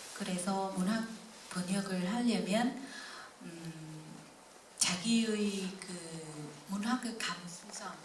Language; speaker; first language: Korean; non-native, fluent; Vietnamese